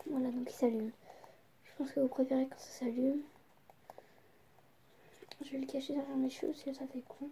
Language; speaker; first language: French; native; French